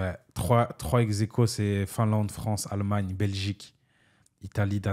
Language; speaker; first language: French; native; French